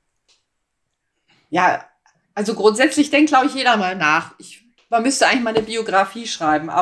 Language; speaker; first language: German; native; German